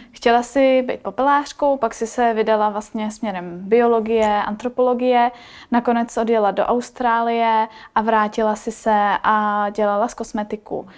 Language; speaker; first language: Czech; native; Czech